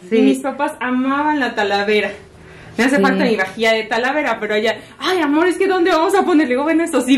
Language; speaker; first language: Spanish; native; Spanish